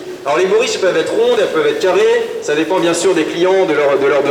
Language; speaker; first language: French; native; French